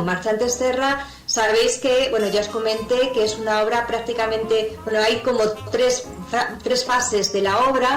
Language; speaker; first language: Spanish; native; Spanish